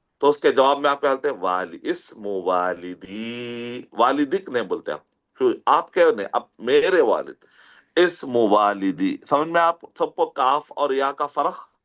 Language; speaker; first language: Urdu; native; Urdu